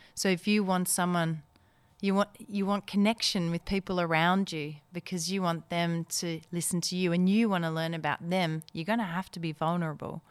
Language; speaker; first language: English; early bilingual, other home language; Dutch